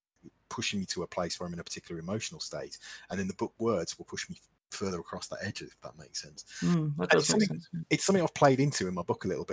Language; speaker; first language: English; native; English